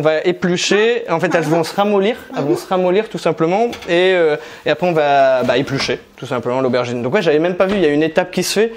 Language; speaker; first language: French; native; French